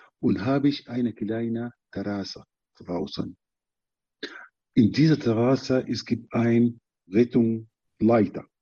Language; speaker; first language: German; non-native, learner; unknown